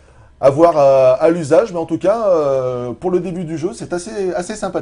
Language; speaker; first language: French; native; French